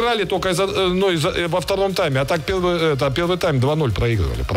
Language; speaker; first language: Russian; native; Russian